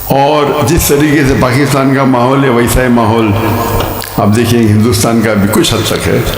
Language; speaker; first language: Urdu; non-native, local second language; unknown